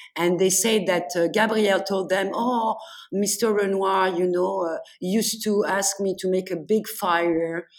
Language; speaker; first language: English; non-native, fluent; French